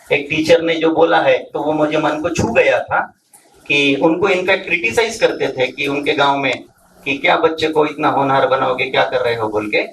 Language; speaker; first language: Hindi; non-native, local second language; Marathi